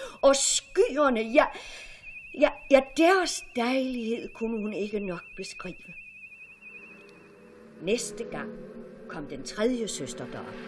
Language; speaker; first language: Danish; native; Danish